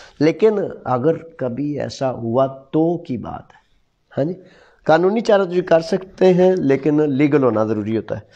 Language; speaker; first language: Urdu; non-native, local second language; Punjabi